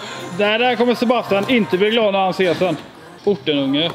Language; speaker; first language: Swedish; native; Swedish